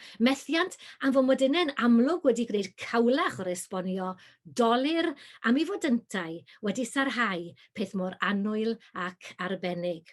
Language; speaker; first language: Welsh; native; Welsh